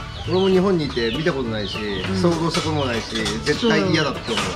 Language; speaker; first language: Japanese; native; Japanese